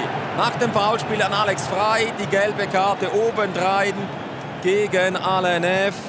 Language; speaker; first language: German; native; German